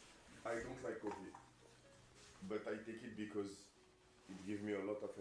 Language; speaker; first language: English; non-native, learner; French